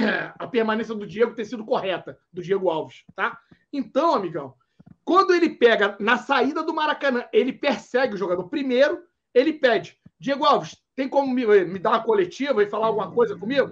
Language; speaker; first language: Portuguese; native; Portuguese